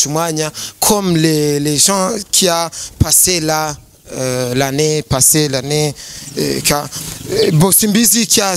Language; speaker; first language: French; non-native, learner; Rundi